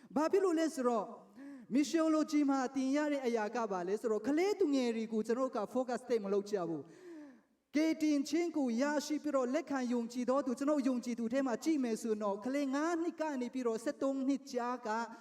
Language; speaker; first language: Burmese; non-native, local second language; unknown